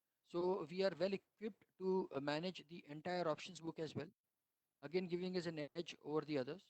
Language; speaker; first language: English; non-native, local second language; Hindi